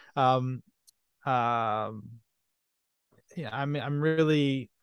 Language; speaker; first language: English; non-native, fluent; French